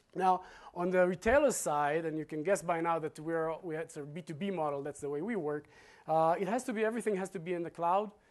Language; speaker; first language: English; non-native, fluent; Hebrew